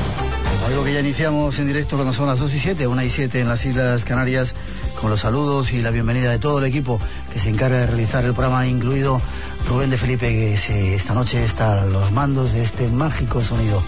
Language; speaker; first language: Spanish; native; Spanish